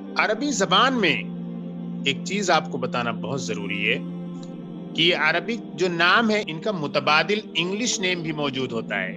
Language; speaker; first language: Urdu; native; Urdu